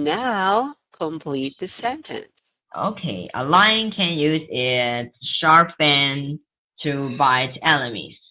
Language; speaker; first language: English; non-native, learner; Chinese